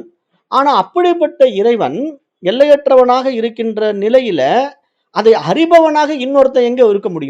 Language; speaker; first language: Tamil; native; Tamil